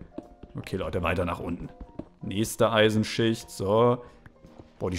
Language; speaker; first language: German; native; German